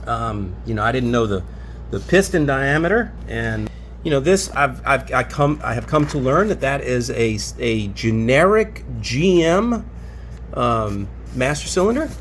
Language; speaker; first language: English; native; English